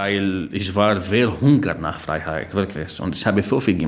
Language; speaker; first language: German; non-native, learner; Arabic